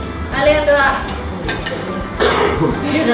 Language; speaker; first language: Indonesian; native; Indonesian